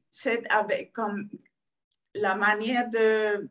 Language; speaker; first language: French; non-native, fluent; Spanish